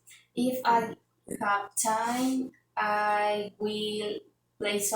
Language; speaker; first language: English; non-native, learner; Spanish